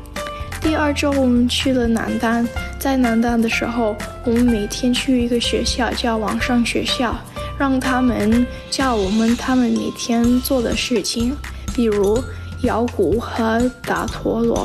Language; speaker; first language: Chinese; non-native, learner; English